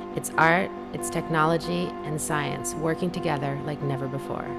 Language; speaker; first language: English; native; English